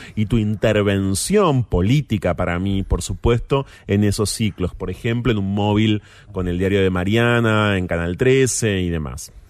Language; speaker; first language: Spanish; native; Spanish